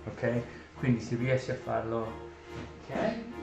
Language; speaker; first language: Italian; non-native, learner; English